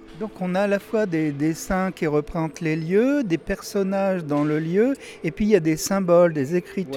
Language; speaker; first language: French; native; French